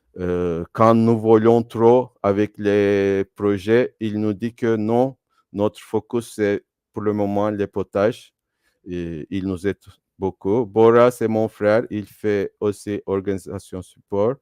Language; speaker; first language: French; non-native, fluent; Turkish